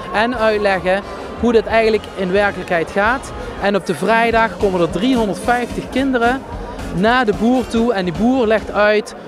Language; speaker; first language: Dutch; native; Dutch